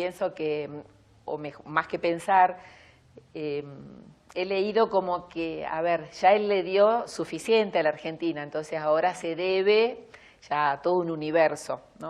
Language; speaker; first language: Spanish; native; Spanish